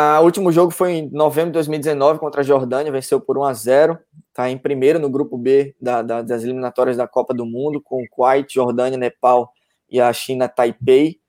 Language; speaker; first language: Portuguese; native; Portuguese